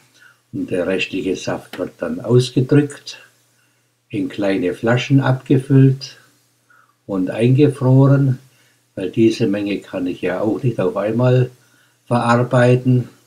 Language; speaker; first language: German; native; German